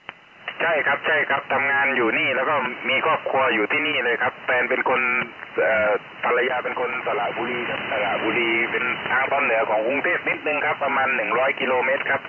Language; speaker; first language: Thai; native; Thai